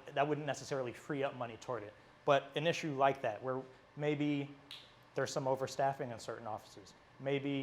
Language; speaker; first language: English; native; English